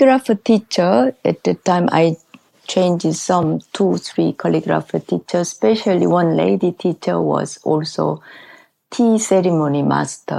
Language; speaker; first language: English; non-native, learner; Korean